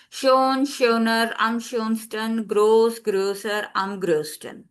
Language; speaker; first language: German; non-native, fluent; Hindi